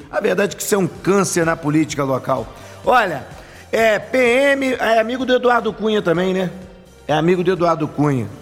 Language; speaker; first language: Portuguese; native; Portuguese